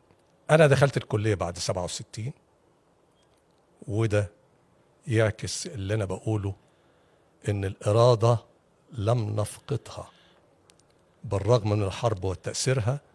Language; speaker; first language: Arabic; native; Arabic